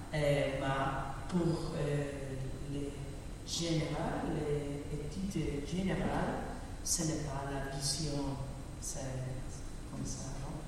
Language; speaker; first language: French; non-native, learner; Spanish